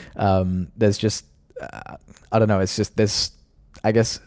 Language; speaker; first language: English; native; English